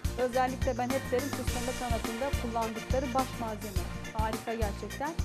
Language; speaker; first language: Turkish; non-native, local second language; Arabic